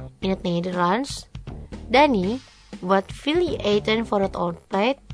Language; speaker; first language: Dutch; non-native, fluent; Indonesian